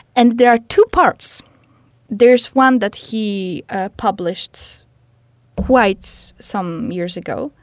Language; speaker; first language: English; non-native, fluent; Polish